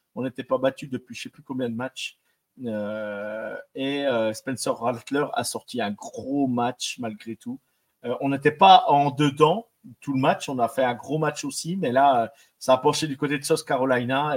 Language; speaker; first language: French; native; French